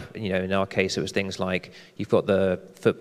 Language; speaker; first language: English; native; English